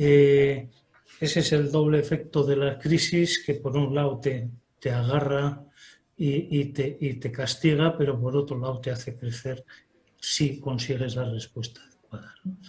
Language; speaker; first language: Spanish; native; Spanish